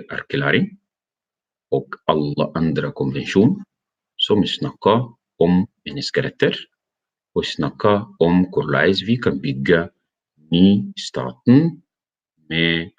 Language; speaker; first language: Norwegian; non-native, learner; Arabic